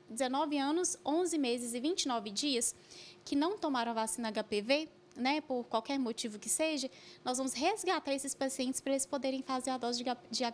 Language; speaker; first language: Portuguese; native; Portuguese